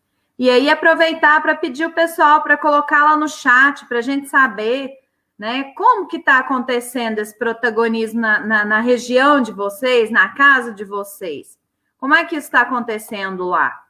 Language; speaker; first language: Portuguese; native; Portuguese